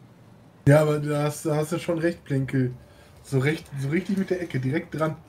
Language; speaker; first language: German; native; German